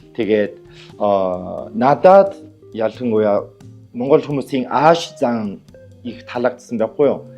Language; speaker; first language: Mongolian; non-native, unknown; Korean